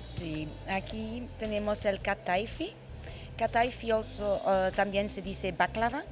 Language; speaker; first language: Spanish; non-native, learner; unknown